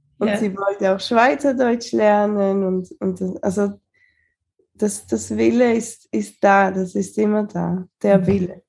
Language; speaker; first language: German; early bilingual, heritage; Spanish